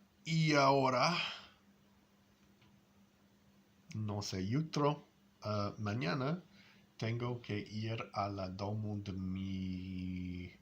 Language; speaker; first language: Spanish; non-native, learner; English